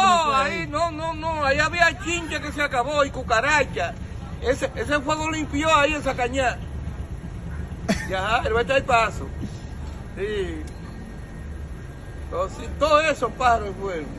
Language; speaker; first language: Spanish; native; Spanish